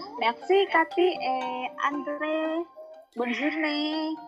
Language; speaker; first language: French; non-native, learner; Indonesian